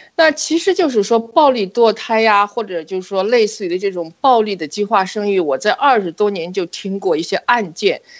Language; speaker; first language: Chinese; native; Chinese